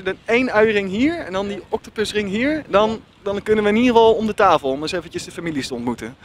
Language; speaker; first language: Dutch; native; Dutch